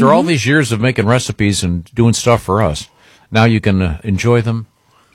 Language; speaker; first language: English; native; English